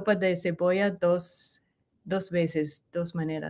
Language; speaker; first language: Spanish; non-native, learner; English